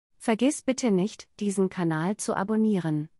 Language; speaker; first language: German; native; German